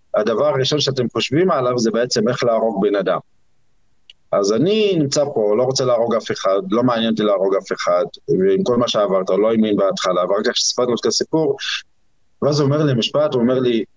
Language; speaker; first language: Hebrew; non-native, local second language; Arabic